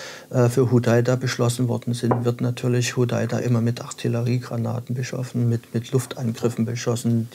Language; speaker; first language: German; native; German